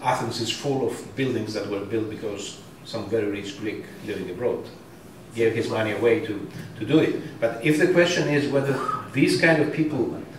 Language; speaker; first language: English; non-native, fluent; Greek